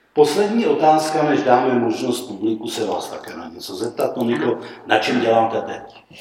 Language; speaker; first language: Czech; native; Czech